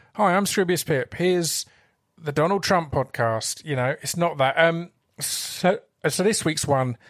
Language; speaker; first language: English; native; English